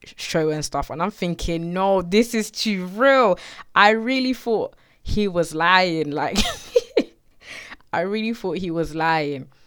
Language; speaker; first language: English; native; English